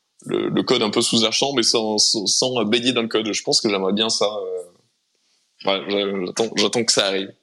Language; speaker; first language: French; native; French